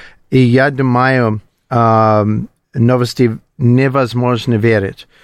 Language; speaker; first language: Russian; non-native, learner; English